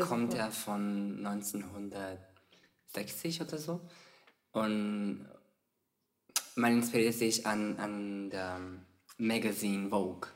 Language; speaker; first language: German; non-native, fluent; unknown